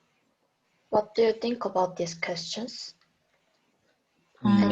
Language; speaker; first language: English; non-native, learner; Korean